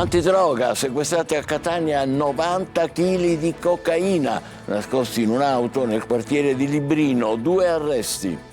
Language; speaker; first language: Italian; native; Italian